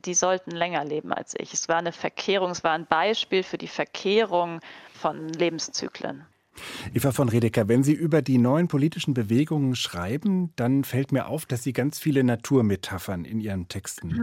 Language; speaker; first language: German; native; German